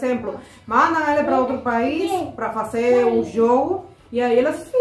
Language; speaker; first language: Portuguese; non-native, fluent; Spanish